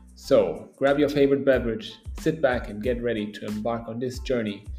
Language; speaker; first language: English; non-native, fluent; German